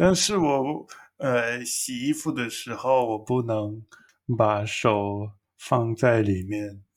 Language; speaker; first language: Chinese; non-native, fluent; English